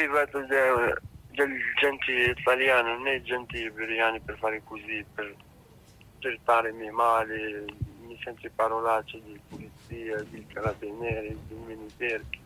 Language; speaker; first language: Italian; non-native, learner; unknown